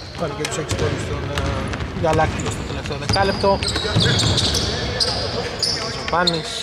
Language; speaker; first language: Greek; native; Greek